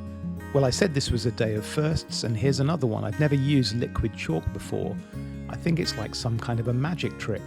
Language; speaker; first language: English; native; English